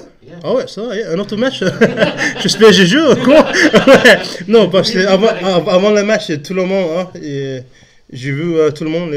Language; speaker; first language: French; non-native, learner; English